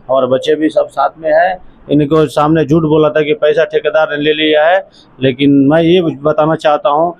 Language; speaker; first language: Hindi; native; Hindi